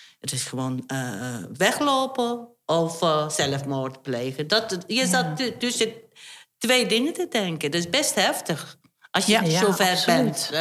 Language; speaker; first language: Dutch; non-native, fluent; Turkish